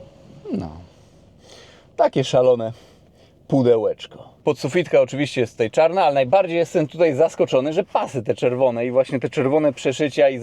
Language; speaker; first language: Polish; native; Polish